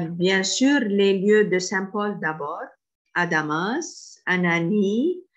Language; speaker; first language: French; non-native, fluent; Arabic